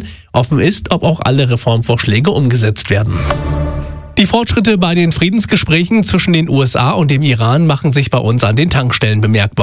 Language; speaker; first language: German; native; German